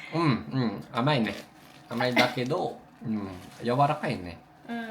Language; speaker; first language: Japanese; non-native, learner; Filipino